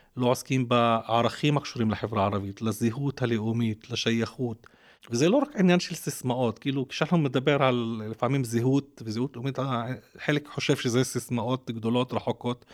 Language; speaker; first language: Hebrew; non-native, local second language; Arabic